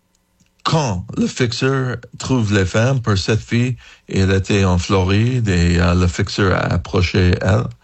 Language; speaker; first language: French; non-native, fluent; English